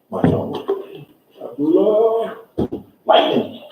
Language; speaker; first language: Arabic; non-native, fluent; English